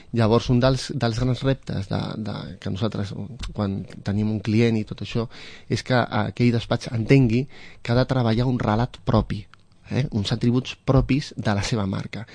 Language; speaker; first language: Catalan; non-native, local second language; Spanish